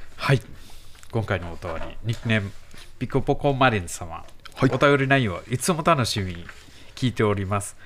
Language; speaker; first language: Japanese; non-native, fluent; Bangla